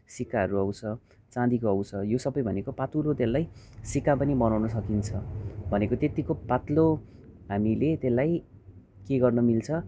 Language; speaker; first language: Nepali; non-native, local second language; Hindi